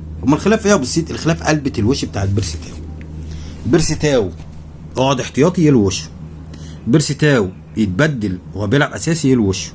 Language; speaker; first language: Arabic; native; Arabic